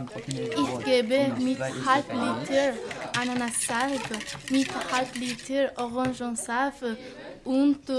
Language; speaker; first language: German; non-native, learner; French